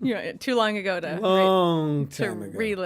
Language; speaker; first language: English; native; English